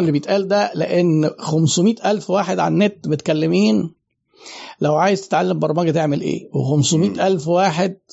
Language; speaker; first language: Arabic; native; Arabic